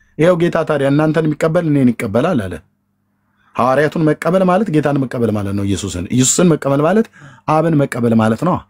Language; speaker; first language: Amharic; native; Amharic